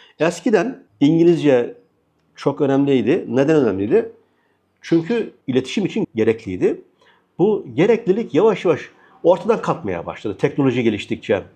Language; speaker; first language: Turkish; native; Turkish